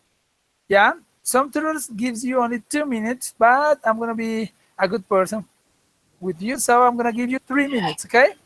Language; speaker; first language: English; non-native, fluent; Spanish